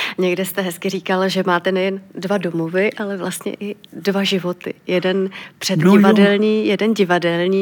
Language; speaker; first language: Czech; native; Czech